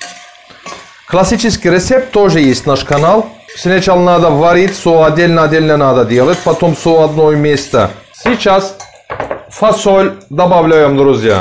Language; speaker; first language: Russian; non-native, learner; Turkish